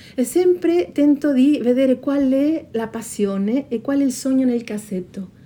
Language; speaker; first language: Italian; non-native, fluent; Spanish